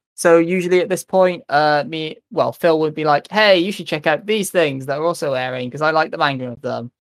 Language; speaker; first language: English; native; English